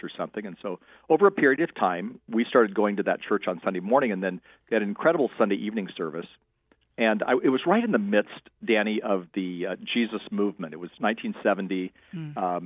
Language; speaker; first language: English; native; English